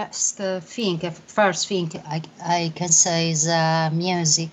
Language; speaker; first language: English; non-native, learner; Italian